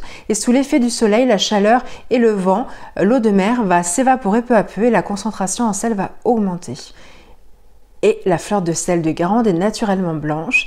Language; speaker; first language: French; native; French